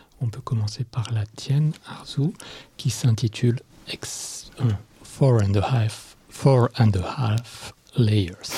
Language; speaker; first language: French; native; French